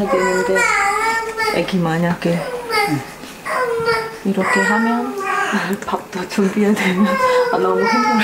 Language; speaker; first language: Korean; non-native, learner; Indonesian